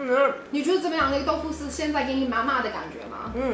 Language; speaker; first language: Chinese; non-native, fluent; English